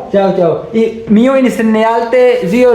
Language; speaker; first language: Italian; non-native, learner; Punjabi